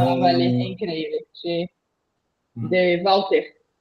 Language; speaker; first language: Spanish; non-native, learner; Portuguese